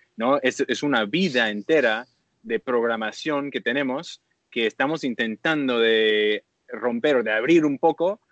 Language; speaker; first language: Spanish; early bilingual, heritage; Spanish